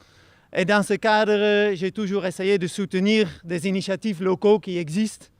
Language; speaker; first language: French; non-native, fluent; Dutch